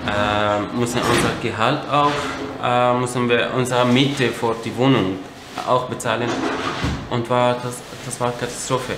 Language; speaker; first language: German; non-native, learner; Arabic